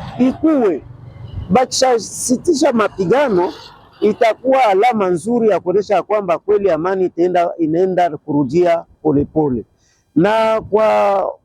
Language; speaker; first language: Swahili; native; Swahili